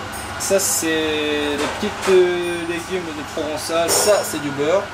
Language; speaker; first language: French; non-native, learner; Japanese